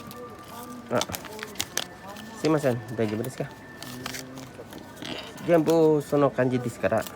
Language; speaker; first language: Japanese; non-native, learner; Filipino